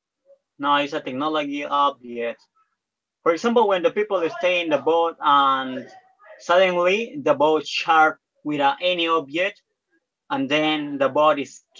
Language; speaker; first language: English; non-native, learner; Spanish